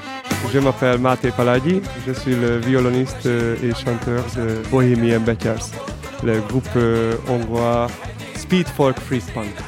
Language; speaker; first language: French; non-native, fluent; Hungarian